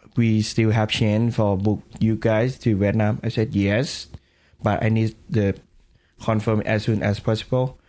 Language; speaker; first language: English; non-native, learner; Thai